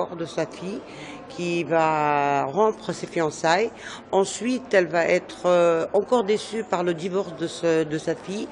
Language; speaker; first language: French; non-native, local second language; Arabic